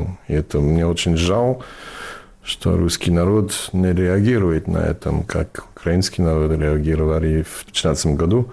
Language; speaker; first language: Russian; non-native, fluent; English